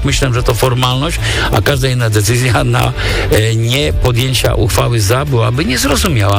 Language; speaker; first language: Polish; native; Polish